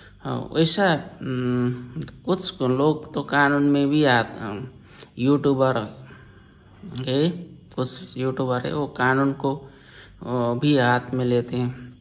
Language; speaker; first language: Hindi; non-native, learner; Nepali